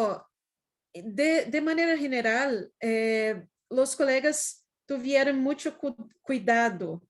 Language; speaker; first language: Spanish; non-native, fluent; Portuguese